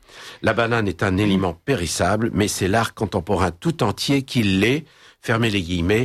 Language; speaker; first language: French; native; French